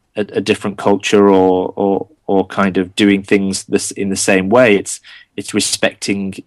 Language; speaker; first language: English; non-native, local second language; Gujarati